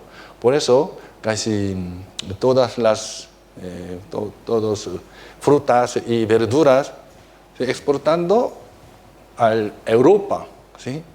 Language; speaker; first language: Spanish; non-native, fluent; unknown